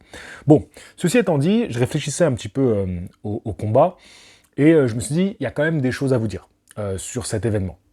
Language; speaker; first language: French; native; French